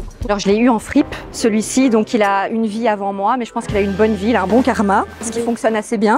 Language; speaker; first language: French; native; French